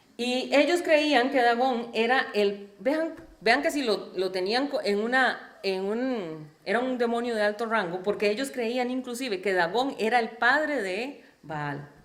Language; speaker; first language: Spanish; native; Spanish